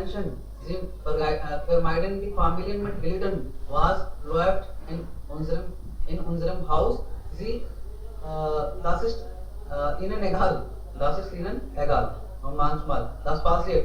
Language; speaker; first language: German; non-native, learner; Hindi